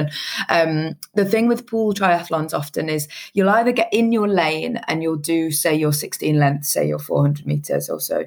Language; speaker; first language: English; native; English